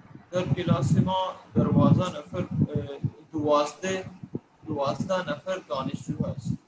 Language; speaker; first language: Persian; non-native, learner; Urdu